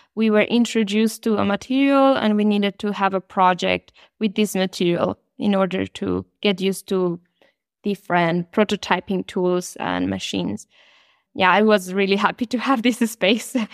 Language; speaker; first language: English; non-native, fluent; Spanish